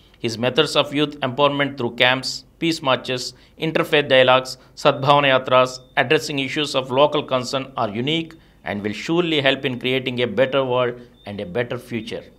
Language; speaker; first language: English; non-native, local second language; Telugu